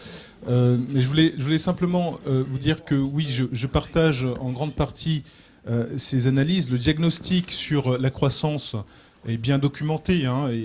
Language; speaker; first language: French; native; French